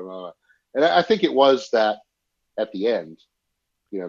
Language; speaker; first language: English; native; English